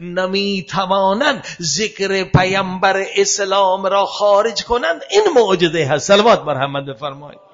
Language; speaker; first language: Persian; non-native, fluent; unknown